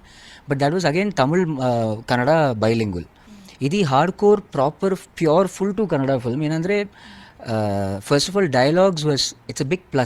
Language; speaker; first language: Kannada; non-native, learner; Malayalam